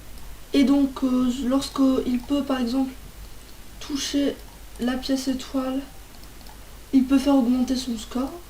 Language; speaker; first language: French; native; French